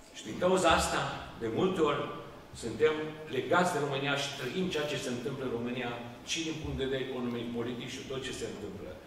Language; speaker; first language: Romanian; early bilingual, heritage; Romanian